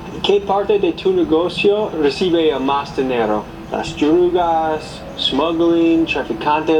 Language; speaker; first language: Spanish; non-native, learner; English